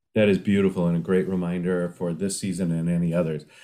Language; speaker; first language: English; native; English